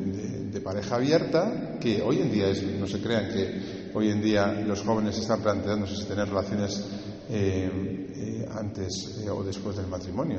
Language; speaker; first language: Spanish; native; Spanish